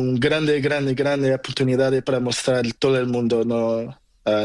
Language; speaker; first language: Spanish; non-native, learner; Portuguese